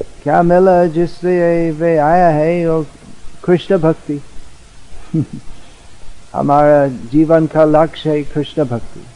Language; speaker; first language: Hindi; non-native, learner; English